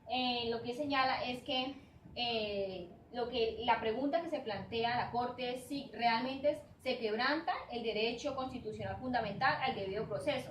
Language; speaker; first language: Spanish; native; Spanish